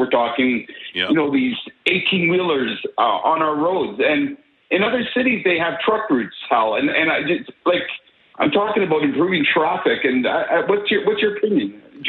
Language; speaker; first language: English; native; English